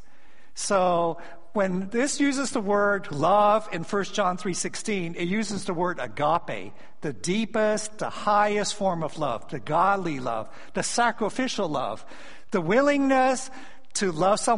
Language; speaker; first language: English; native; English